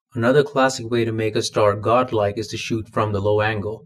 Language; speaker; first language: English; non-native, local second language; Malayalam